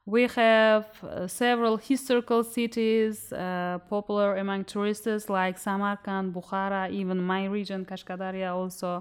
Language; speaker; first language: English; non-native, fluent; Uzbek